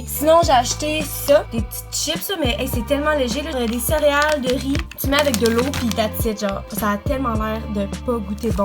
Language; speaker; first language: French; native; French